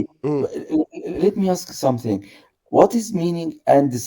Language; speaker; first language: English; non-native, learner; Arabic